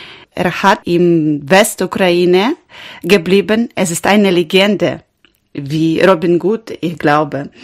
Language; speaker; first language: German; non-native, learner; Ukrainian